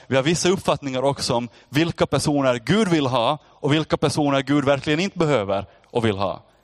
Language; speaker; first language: Swedish; native; Swedish